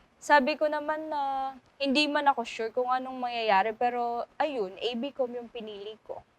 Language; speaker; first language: Filipino; non-native, local second language; Waray